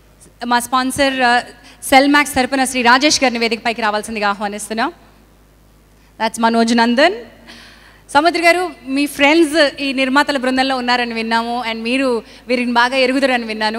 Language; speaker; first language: Telugu; native; Telugu